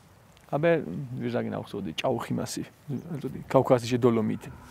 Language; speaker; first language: German; non-native, fluent; Georgian